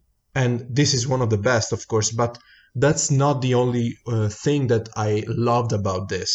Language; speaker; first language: English; non-native, fluent; Italian